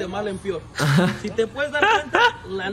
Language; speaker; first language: Spanish; native; Spanish